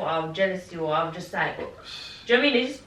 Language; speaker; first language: English; native; English